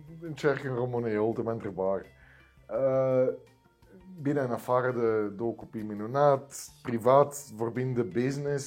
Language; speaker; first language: Romanian; non-native, learner; Dutch